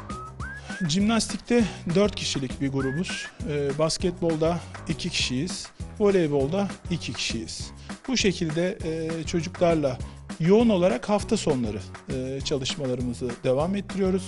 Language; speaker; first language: Turkish; native; Turkish